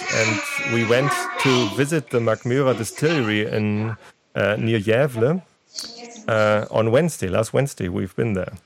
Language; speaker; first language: English; non-native, fluent; German